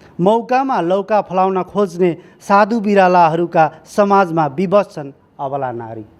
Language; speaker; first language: Nepali; early bilingual, heritage; Nepali